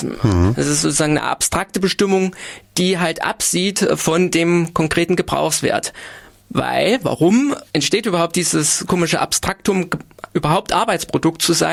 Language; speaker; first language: German; native; German